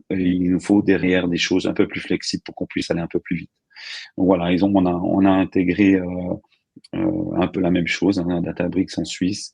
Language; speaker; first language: French; native; French